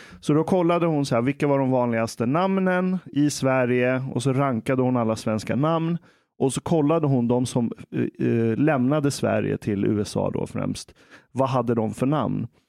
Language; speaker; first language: Swedish; early bilingual, other home language; Persian